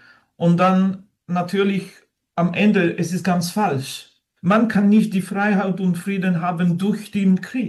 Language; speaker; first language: German; non-native, learner; French